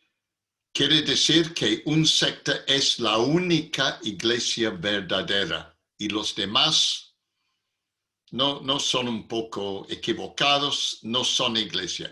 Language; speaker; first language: Spanish; non-native, fluent; English